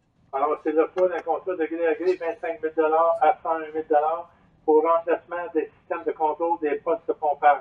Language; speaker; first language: French; native; French